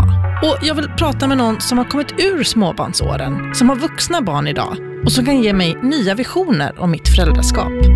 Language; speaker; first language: Swedish; native; Swedish